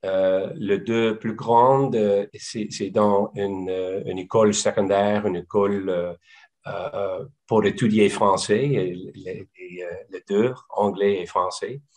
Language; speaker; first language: French; non-native, local second language; English